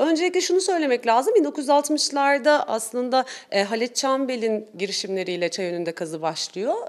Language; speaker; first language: Turkish; native; Turkish